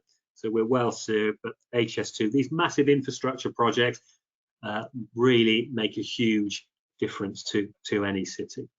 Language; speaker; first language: English; native; English